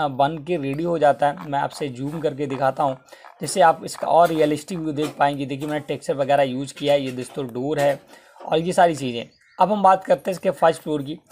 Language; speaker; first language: Hindi; native; Hindi